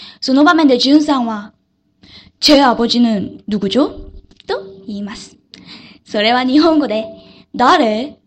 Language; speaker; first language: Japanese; non-native, fluent; Korean